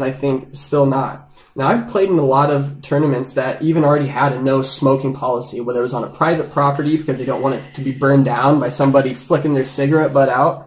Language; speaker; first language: English; native; English